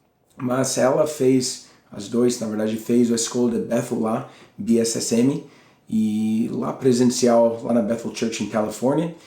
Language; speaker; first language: Portuguese; non-native, learner; English